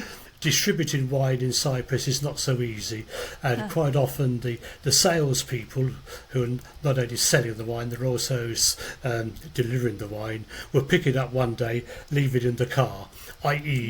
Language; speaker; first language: English; native; English